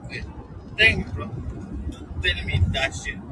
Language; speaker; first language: English; non-native, learner; Spanish